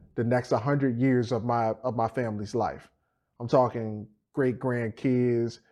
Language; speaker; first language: English; native; English